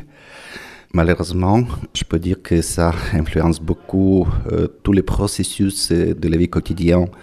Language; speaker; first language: French; non-native, fluent; Ukrainian